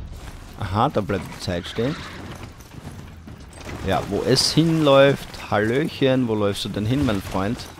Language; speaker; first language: German; native; German